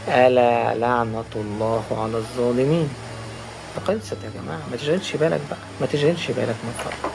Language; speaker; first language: Arabic; native; Arabic